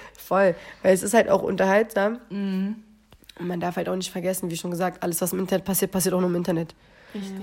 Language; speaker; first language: German; early bilingual, other home language; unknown